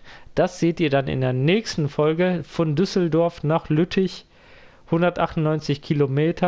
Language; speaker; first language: German; native; German